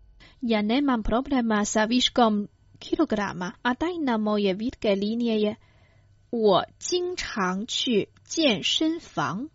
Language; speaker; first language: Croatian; non-native, fluent; Chinese